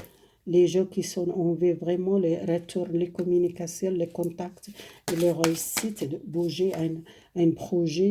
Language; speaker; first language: French; non-native, fluent; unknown